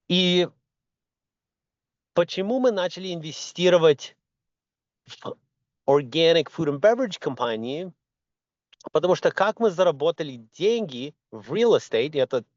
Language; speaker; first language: Russian; early bilingual, other home language; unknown